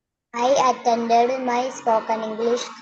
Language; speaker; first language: English; non-native, learner; Malayalam